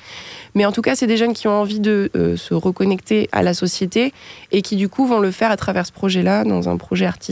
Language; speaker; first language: French; native; French